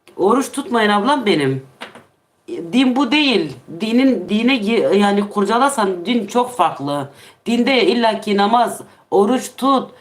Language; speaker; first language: Turkish; non-native, local second language; Kurdish